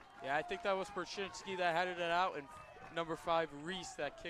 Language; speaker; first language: English; native; English